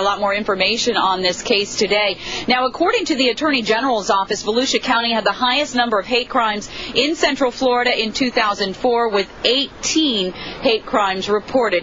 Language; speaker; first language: English; native; English